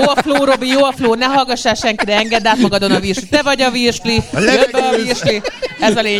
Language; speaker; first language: Hungarian; native; Hungarian